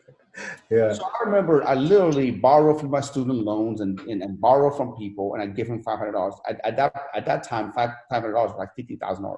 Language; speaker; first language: English; non-native, fluent; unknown